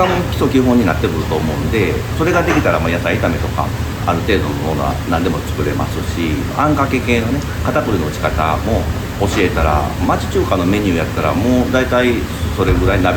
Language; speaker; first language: Japanese; native; Japanese